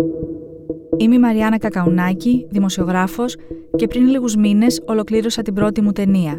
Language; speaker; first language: Greek; native; Greek